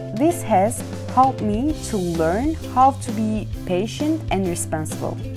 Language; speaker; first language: English; non-native, fluent; Turkish